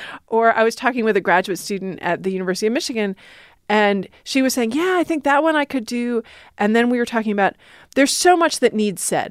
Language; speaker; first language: English; native; English